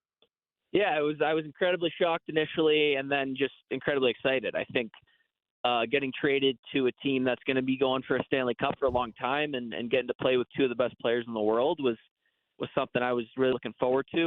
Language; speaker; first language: English; native; English